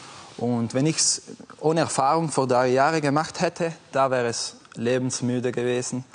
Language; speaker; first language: German; non-native, fluent; Italian